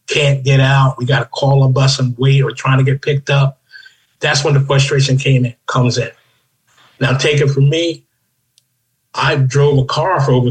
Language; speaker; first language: English; non-native, local second language; Spanish